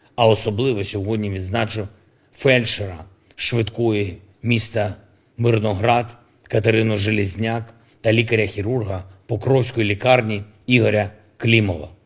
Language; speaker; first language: Ukrainian; non-native, local second language; Russian